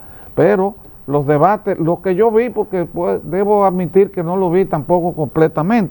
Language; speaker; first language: Spanish; native; Spanish